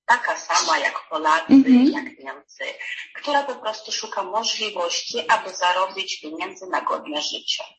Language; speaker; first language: Polish; non-native, fluent; Ukrainian